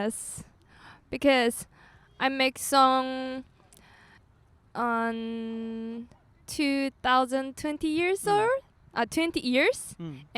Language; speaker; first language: English; non-native, learner; Korean